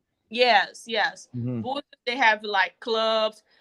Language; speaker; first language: English; non-native, learner; Portuguese